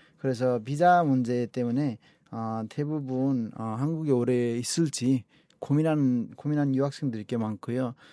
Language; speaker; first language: Korean; non-native, fluent; Nepali